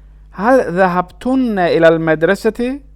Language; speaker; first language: Arabic; non-native, learner; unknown